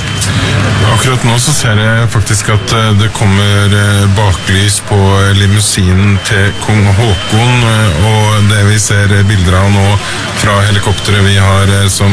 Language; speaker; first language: Norwegian; native; Norwegian